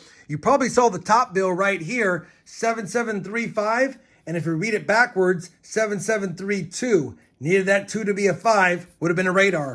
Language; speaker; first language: English; native; English